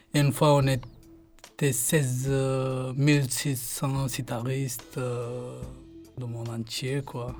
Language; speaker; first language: French; non-native, fluent; Hindi